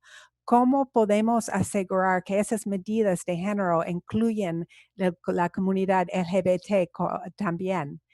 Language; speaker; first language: Spanish; non-native, fluent; English